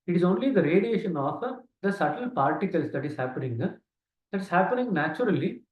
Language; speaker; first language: English; non-native, local second language; Kannada